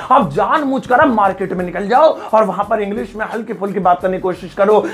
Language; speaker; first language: Hindi; native; Hindi